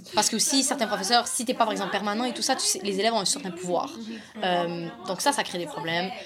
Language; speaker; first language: French; native; French